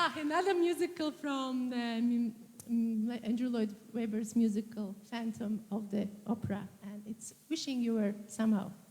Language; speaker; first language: English; non-native, fluent; Latvian